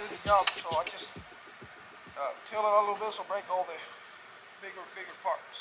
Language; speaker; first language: English; non-native, learner; Spanish